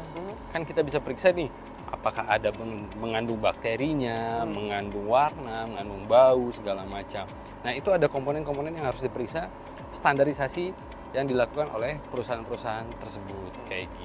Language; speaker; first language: Indonesian; native; Indonesian